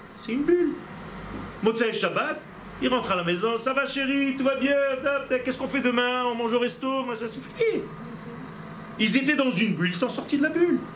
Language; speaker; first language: French; non-native, fluent; Hebrew